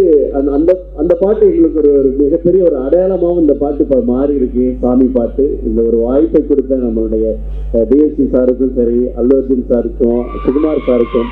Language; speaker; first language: Tamil; non-native, fluent; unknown